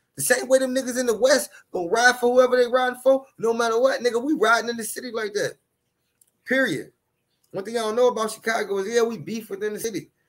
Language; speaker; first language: English; native; English